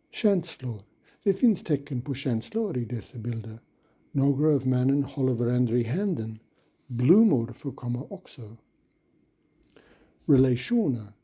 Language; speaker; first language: Swedish; non-native, fluent; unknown